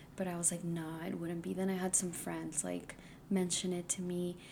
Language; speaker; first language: English; early bilingual, other home language; Spanish